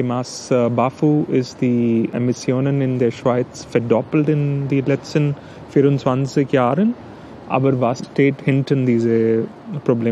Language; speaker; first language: German; non-native, learner; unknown